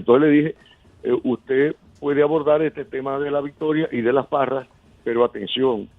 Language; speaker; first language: Spanish; native; Spanish